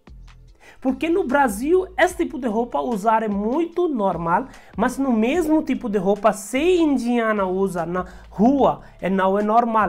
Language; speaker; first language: Portuguese; non-native, learner; Hindi